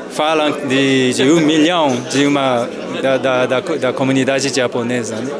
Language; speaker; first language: Portuguese; non-native, fluent; Japanese